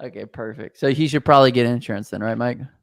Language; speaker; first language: English; native; English